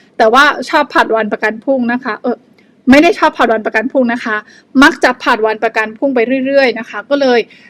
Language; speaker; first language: Thai; non-native, fluent; Burmese